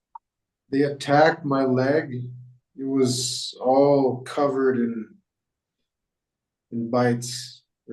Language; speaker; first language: English; non-native, fluent; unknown